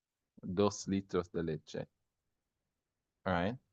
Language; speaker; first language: Spanish; non-native, fluent; English